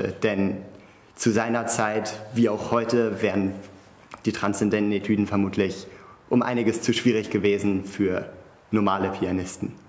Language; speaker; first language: German; native; German